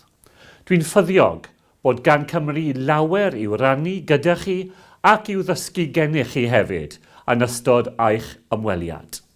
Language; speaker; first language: Welsh; non-native, local second language; English